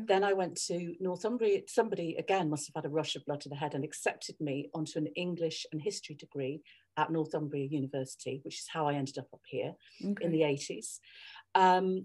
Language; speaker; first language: English; native; English